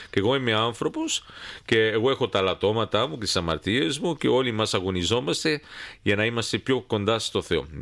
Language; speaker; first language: Greek; early bilingual, heritage; Greek